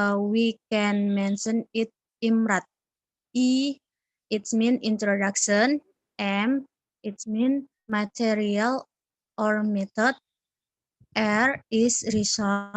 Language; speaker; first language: English; non-native, learner; Indonesian